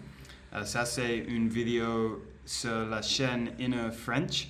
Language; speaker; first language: French; non-native, learner; Spanish